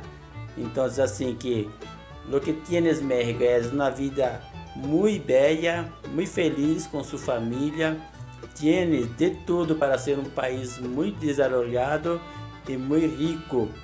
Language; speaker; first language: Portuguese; non-native, learner; Spanish